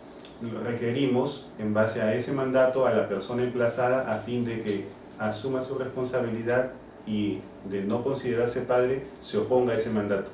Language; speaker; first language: Spanish; native; Spanish